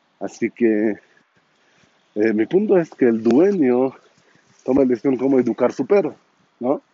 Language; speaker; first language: Spanish; non-native, learner; Hebrew